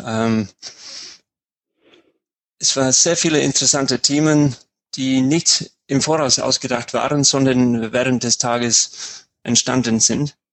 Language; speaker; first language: German; non-native, fluent; English